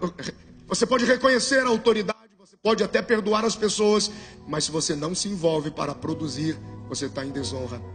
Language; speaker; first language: Portuguese; native; Portuguese